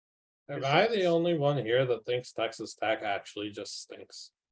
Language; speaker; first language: English; native; English